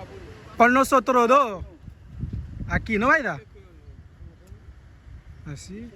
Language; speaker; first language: Spanish; non-native, learner; Haitian Creole